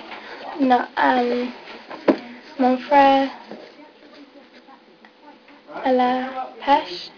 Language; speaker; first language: French; non-native, learner; English